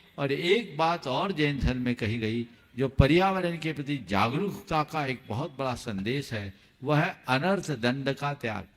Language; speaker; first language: Hindi; native; Hindi